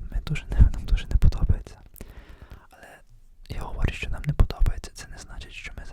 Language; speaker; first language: Ukrainian; early bilingual, heritage; Ukrainian